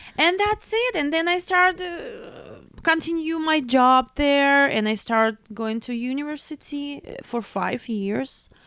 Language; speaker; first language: English; non-native, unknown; Russian